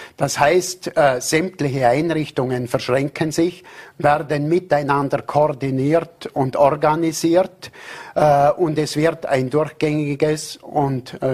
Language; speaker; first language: German; native; German